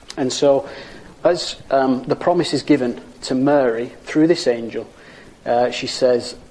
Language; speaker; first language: English; native; English